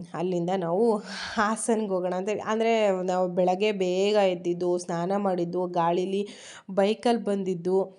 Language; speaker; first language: Kannada; native; Kannada